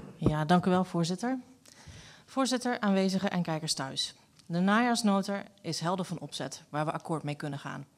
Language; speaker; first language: Dutch; native; Dutch